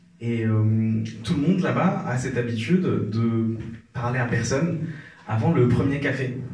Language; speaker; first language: French; non-native, local second language; Arabic